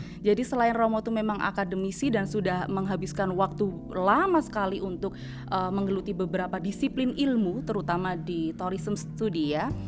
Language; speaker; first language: Indonesian; native; Indonesian